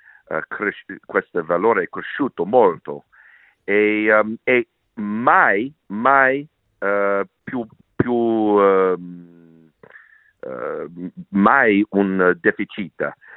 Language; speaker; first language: Italian; non-native, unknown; English